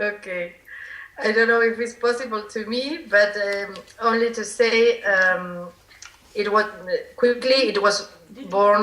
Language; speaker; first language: English; non-native, learner; Spanish